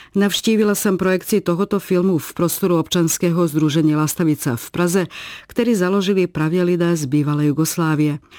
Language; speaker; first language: Czech; non-native, fluent; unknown